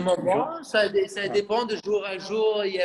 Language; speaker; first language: French; non-native, fluent; English